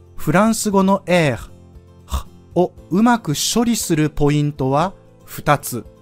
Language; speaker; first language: Japanese; native; Japanese